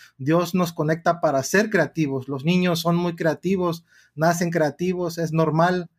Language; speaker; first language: Spanish; early bilingual, heritage; Spanish